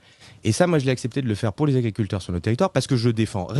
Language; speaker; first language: French; native; French